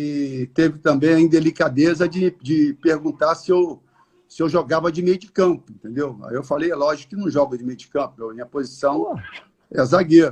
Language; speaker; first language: Portuguese; native; Portuguese